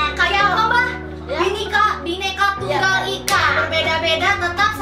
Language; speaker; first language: Indonesian; native; Indonesian